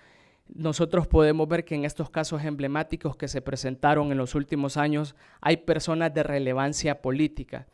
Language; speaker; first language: Spanish; native; Spanish